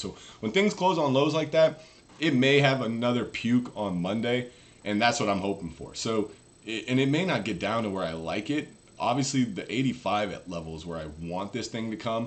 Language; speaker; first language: English; native; English